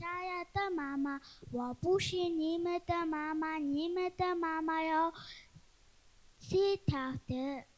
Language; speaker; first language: Chinese; non-native, learner; Mongolian